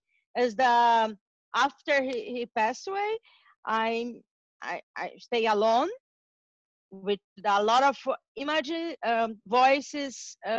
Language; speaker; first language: English; non-native, learner; Portuguese